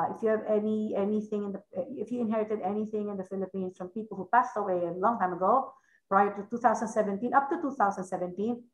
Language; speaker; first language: English; non-native, local second language; Filipino